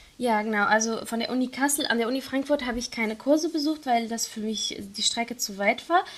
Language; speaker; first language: German; non-native, fluent; Arabic